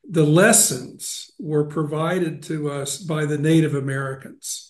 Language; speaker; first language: English; native; English